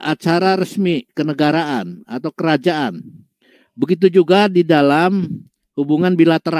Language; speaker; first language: Indonesian; native; Indonesian